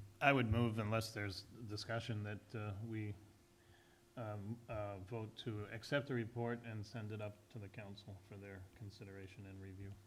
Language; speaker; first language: English; native; English